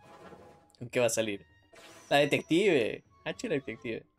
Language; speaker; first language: Spanish; native; Spanish